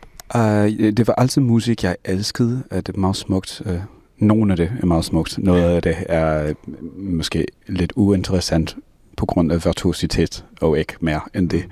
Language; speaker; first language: Danish; non-native, fluent; English